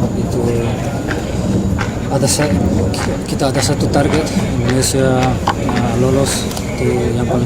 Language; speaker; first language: Indonesian; non-native, fluent; Dutch